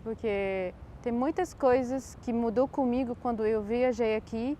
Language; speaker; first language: Portuguese; non-native, fluent; Arabic